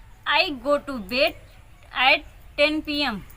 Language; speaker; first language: English; non-native, learner; Hindi